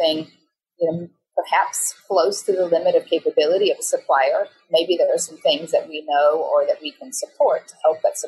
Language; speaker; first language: English; native; English